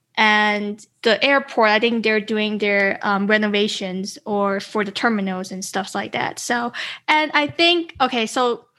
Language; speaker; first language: English; native; English